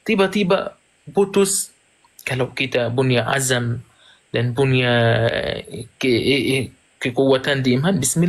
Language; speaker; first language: Indonesian; non-native, fluent; Arabic